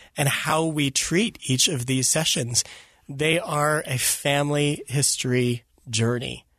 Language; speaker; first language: English; early bilingual, other home language; Filipino